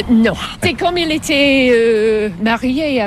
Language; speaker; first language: French; non-native, fluent; English